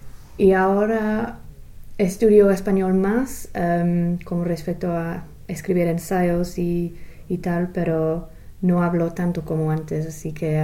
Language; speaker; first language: Spanish; non-native, fluent; English